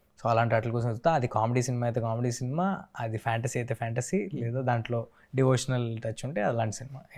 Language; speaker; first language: Telugu; native; Telugu